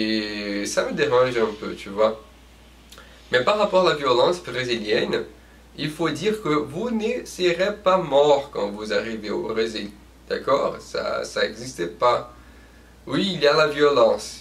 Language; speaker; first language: French; non-native, fluent; Portuguese